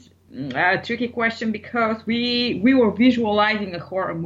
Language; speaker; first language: English; non-native, fluent; Bulgarian